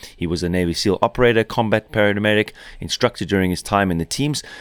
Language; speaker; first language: English; native; English